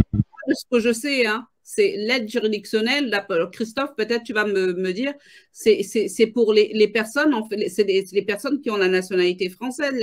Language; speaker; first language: French; native; French